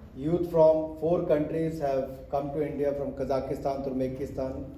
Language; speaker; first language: English; non-native, local second language; Hindi